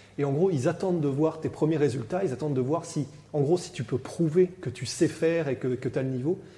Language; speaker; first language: French; native; French